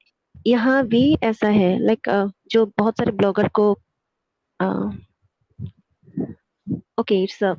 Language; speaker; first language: Hindi; non-native, fluent; Bangla